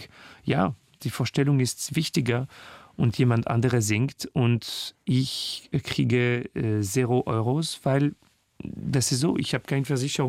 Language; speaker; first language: German; non-native, learner; French